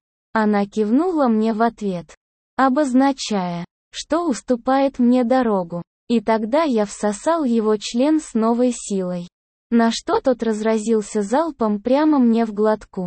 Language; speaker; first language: Russian; native; Russian